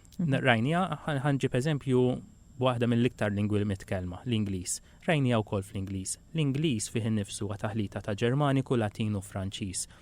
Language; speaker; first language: Maltese; native; Maltese